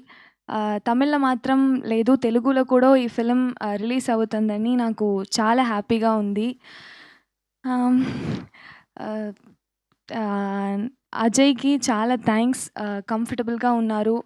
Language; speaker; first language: Telugu; non-native, learner; Tamil